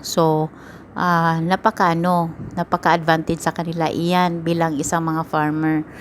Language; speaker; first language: Filipino; native; Filipino